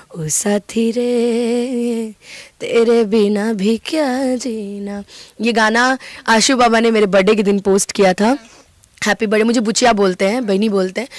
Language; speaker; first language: Hindi; native; Hindi